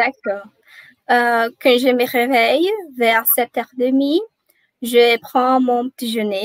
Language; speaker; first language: French; non-native, learner; Portuguese